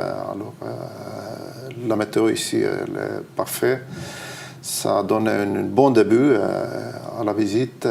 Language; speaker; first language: French; non-native, fluent; Estonian